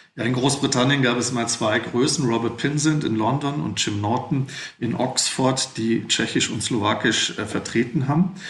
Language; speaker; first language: German; native; German